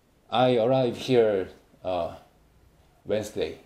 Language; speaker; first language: English; non-native, learner; Korean